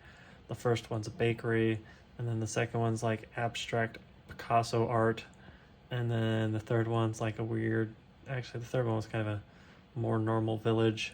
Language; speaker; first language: English; native; English